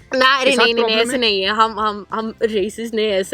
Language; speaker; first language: Hindi; non-native, fluent; Norwegian